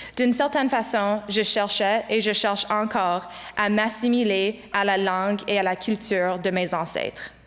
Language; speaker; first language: French; non-native, local second language; English